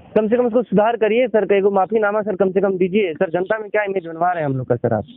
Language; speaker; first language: Hindi; native; Hindi